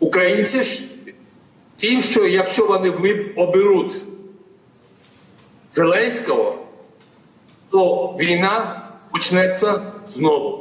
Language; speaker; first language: Ukrainian; non-native, fluent; Georgian